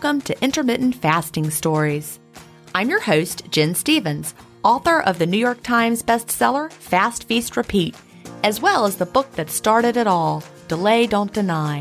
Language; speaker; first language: English; native; English